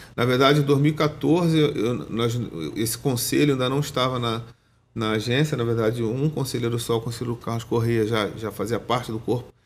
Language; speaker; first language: Portuguese; native; Portuguese